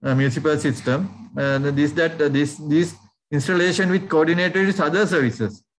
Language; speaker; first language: English; non-native, local second language; Sinhala